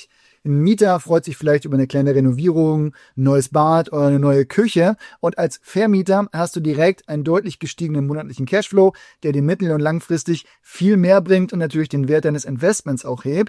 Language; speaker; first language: German; native; German